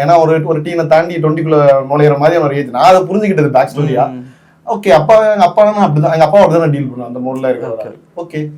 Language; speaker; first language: Tamil; native; Tamil